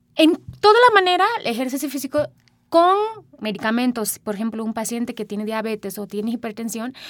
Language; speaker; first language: Spanish; non-native, fluent; Sinhala